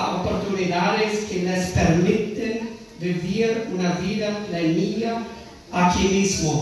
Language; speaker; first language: Spanish; non-native, fluent; English